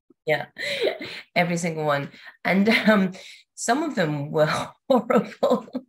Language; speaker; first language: English; native; English